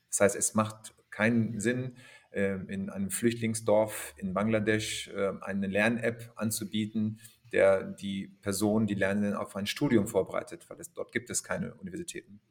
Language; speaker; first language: German; native; German